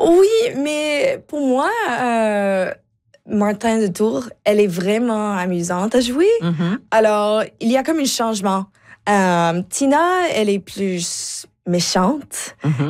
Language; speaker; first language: French; non-native, local second language; English